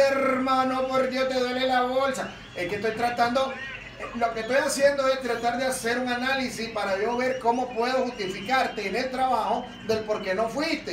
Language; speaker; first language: Spanish; native; Spanish